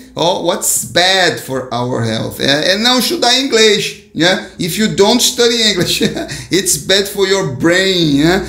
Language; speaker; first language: English; non-native, fluent; Portuguese